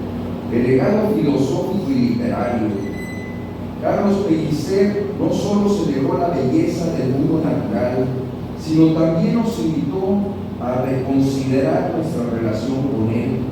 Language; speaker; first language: Spanish; native; Spanish